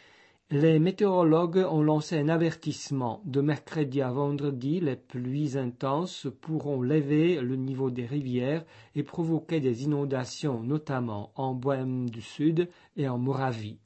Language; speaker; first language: French; native; French